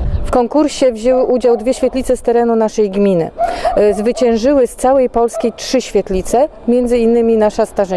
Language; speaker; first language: Polish; native; Polish